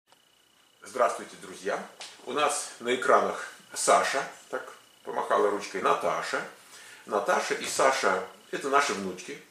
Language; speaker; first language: Russian; native; Russian